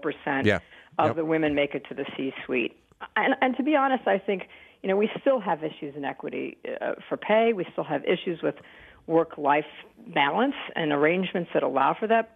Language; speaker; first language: English; native; English